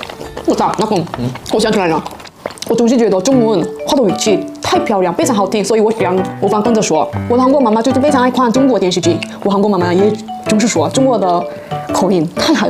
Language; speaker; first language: Chinese; non-native, learner; Korean